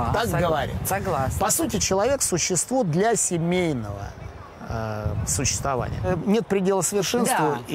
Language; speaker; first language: Russian; native; Russian